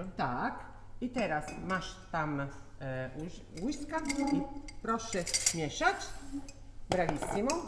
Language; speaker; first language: Polish; non-native, learner; Italian